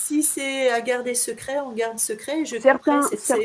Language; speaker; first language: French; native; French